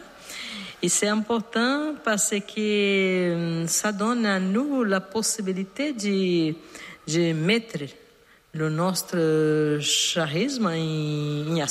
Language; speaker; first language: French; non-native, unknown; Portuguese